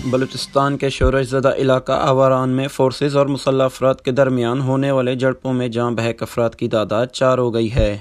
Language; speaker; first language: Urdu; non-native, local second language; Baluchi